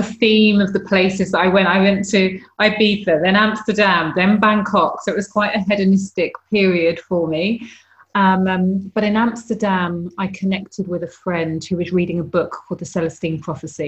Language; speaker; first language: English; native; English